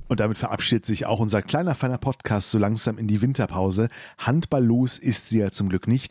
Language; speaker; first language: German; native; German